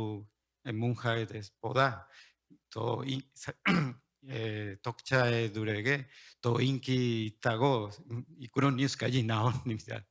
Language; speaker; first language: Korean; non-native, learner; Spanish